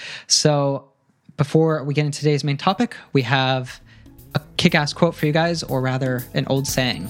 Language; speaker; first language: English; native; English